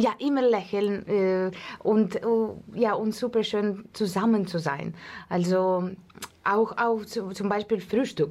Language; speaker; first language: German; non-native, fluent; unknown